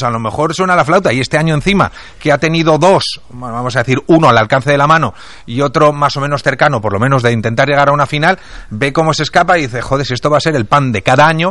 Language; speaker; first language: Spanish; native; Spanish